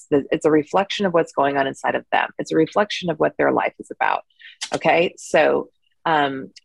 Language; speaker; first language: English; native; English